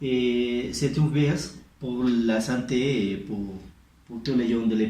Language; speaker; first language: French; non-native, learner; Spanish